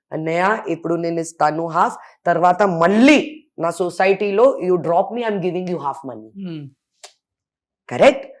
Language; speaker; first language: Telugu; non-native, learner; Hindi